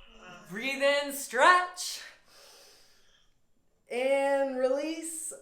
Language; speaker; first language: English; native; English